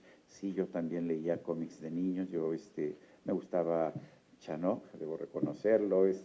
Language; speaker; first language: Spanish; native; Spanish